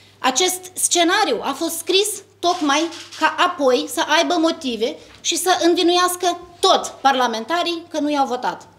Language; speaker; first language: Romanian; native; Romanian